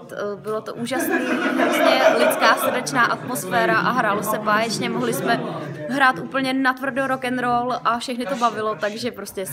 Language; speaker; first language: Czech; native; Czech